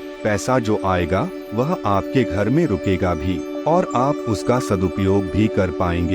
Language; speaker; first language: Hindi; native; Hindi